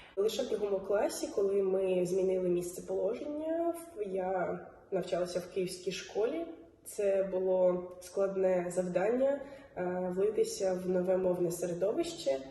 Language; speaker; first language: Ukrainian; non-native, local second language; Russian